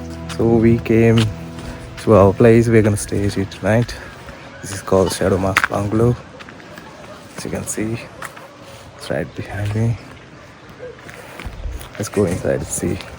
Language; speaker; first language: English; non-native, local second language; Sinhala